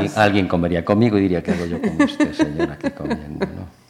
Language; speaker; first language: Spanish; native; Spanish